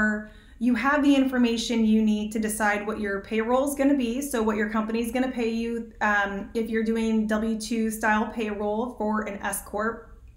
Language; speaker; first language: English; native; English